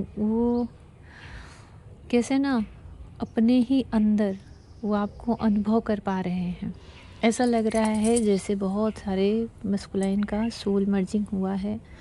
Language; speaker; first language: Hindi; native; Hindi